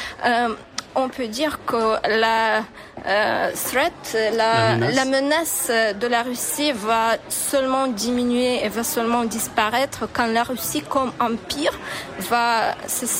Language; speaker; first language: French; non-native, fluent; Ukrainian